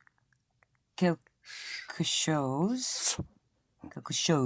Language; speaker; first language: French; non-native, learner; English